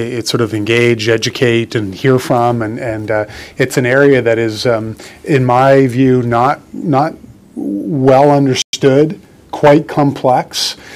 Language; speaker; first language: English; native; English